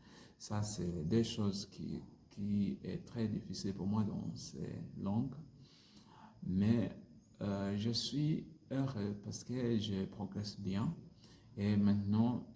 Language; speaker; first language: French; non-native, learner; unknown